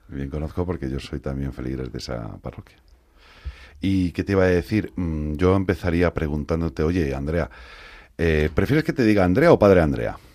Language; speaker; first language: Spanish; native; Spanish